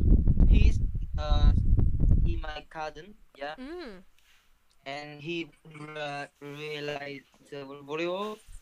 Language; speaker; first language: English; non-native, learner; Vietnamese